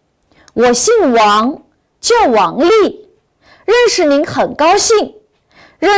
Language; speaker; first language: Chinese; non-native, local second language; Uyghur